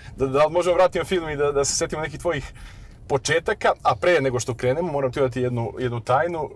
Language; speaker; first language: Serbian; native; Serbian